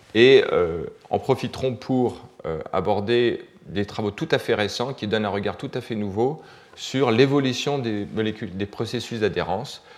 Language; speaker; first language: French; native; French